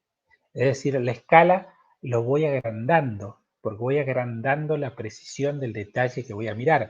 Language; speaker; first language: Spanish; native; Spanish